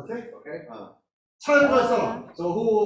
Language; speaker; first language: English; non-native, learner; Korean